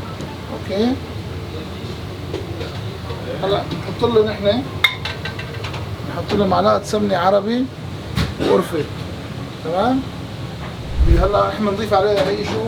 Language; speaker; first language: Arabic; native; Arabic